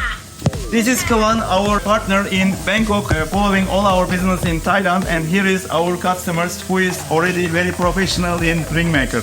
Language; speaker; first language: English; non-native, fluent; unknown